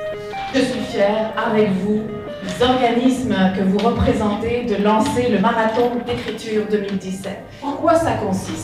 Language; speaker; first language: French; native; French